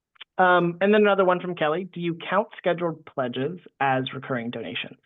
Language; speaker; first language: English; native; English